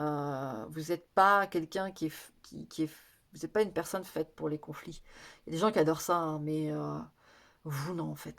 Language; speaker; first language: French; native; French